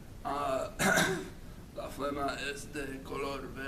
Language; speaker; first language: Spanish; non-native, learner; English